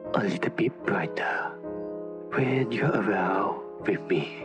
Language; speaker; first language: English; non-native, local second language; Chinese